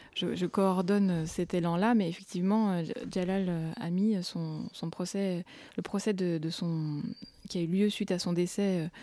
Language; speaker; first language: French; early bilingual, other home language; Russian